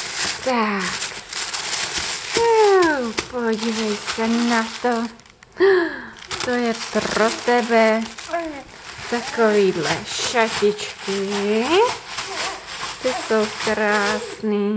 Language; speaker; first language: Czech; native; Czech